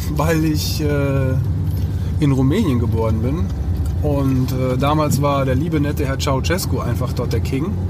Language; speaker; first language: German; early bilingual, other home language; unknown